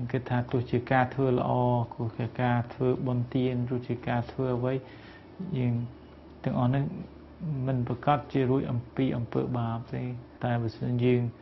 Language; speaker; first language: Khmer; native; Khmer